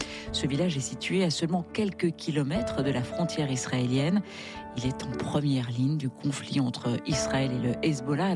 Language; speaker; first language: French; native; French